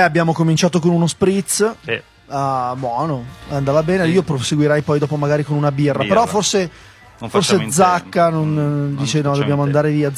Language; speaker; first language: Italian; native; Italian